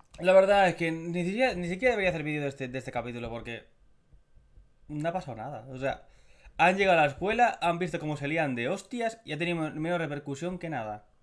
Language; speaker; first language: Spanish; native; Spanish